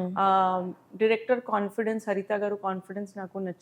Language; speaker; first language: Telugu; non-native, local second language; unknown